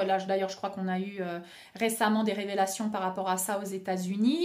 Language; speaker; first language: French; native; French